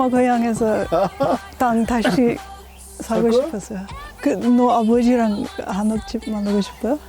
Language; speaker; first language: Korean; non-native, learner; English